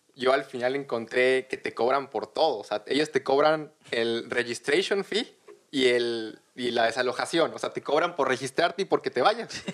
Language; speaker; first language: Spanish; native; Spanish